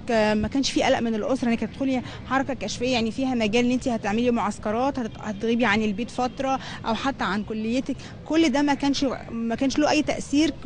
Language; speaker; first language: Egyptian Arabic; native; Egyptian Arabic